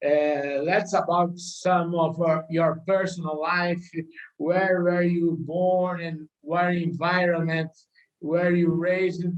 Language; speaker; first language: English; non-native, learner; Portuguese